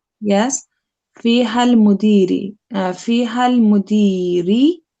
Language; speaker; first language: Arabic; non-native, learner; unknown